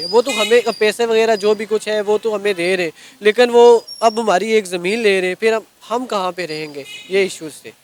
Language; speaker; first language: Urdu; non-native, local second language; Kashmiri